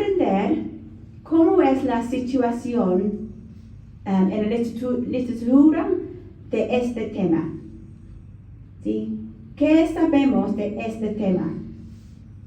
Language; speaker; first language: Spanish; non-native, learner; English